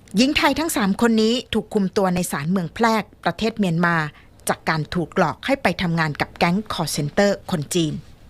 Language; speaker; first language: Thai; native; Thai